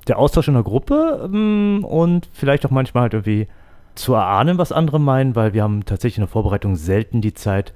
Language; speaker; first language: German; native; German